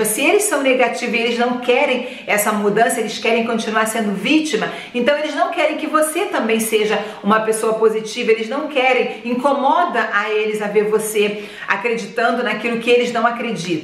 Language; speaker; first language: Portuguese; native; Portuguese